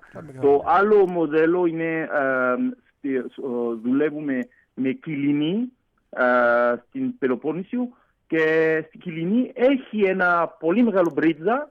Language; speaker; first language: Greek; early bilingual, heritage; French